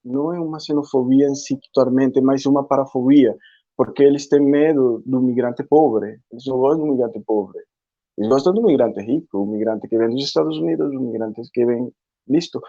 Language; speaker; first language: Portuguese; non-native, fluent; Spanish